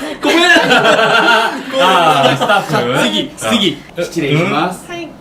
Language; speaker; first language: Japanese; non-native, learner; Korean